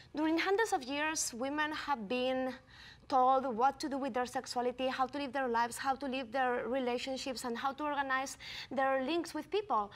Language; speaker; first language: English; non-native, fluent; Spanish